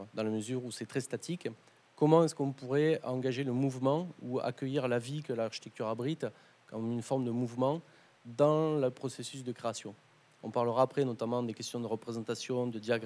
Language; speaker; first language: French; native; French